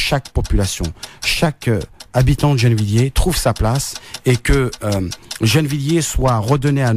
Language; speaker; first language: French; native; French